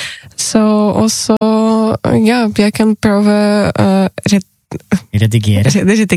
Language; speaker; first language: Norwegian; non-native, learner; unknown